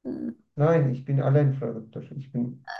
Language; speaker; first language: German; non-native, learner; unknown